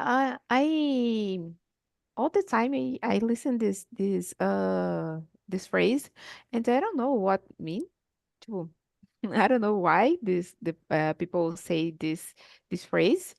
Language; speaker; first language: English; non-native, learner; Portuguese